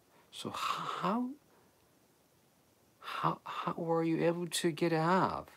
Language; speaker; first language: English; non-native, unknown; Japanese